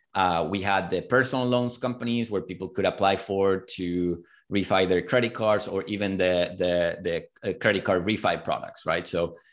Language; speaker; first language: English; non-native, fluent; Spanish